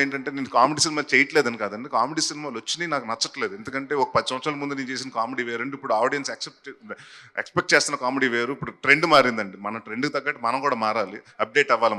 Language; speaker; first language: Telugu; native; Telugu